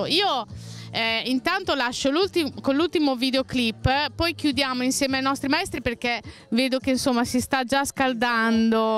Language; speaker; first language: Italian; native; Italian